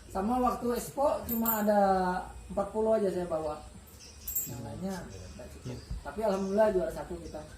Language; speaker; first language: Indonesian; non-native, local second language; Banjar